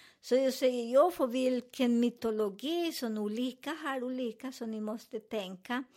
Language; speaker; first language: Swedish; non-native, learner; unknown